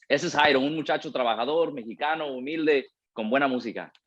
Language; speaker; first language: Spanish; early bilingual, heritage; Spanish